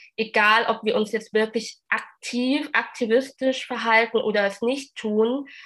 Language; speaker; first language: German; early bilingual, other home language; Vietnamese